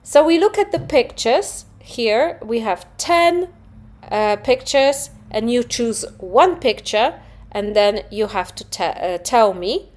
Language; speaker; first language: English; non-native, fluent; Polish